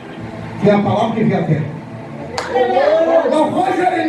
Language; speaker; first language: Portuguese; native; Portuguese